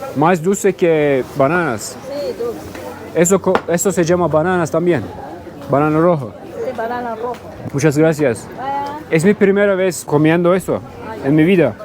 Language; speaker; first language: Spanish; non-native, learner; Turkish